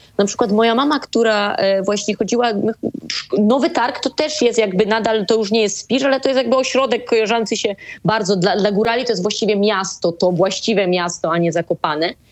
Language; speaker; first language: Polish; native; Polish